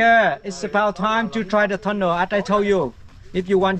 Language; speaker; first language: English; non-native, learner; Vietnamese